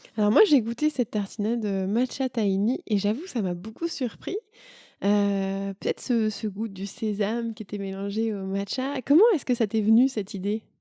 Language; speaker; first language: French; native; French